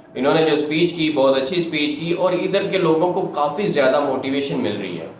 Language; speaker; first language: Urdu; native; Urdu